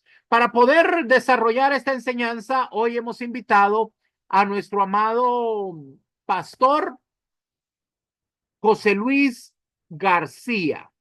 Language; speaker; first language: Spanish; native; Spanish